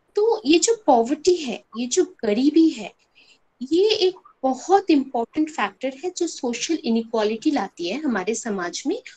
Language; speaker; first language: Hindi; non-native, local second language; Bangla